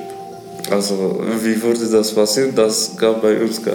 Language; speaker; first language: German; non-native, learner; Arabic